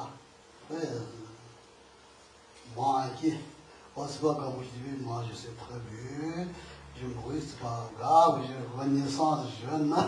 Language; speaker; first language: French; non-native, learner; Tibetan